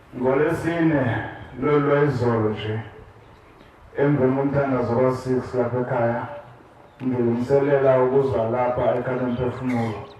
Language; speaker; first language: Zulu; native; Zulu